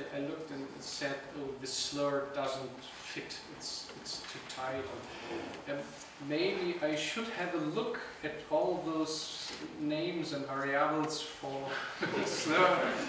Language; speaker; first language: English; non-native, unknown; German